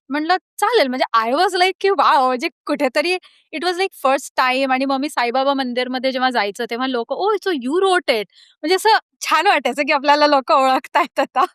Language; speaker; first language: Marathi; early bilingual, heritage; Marathi